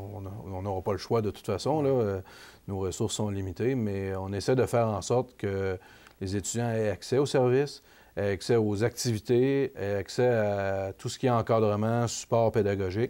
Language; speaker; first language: French; native; French